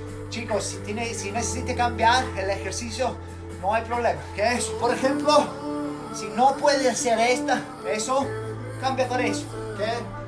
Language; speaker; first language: Spanish; non-native, learner; English